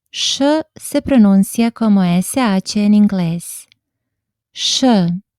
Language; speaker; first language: Spanish; non-native, fluent; Serbian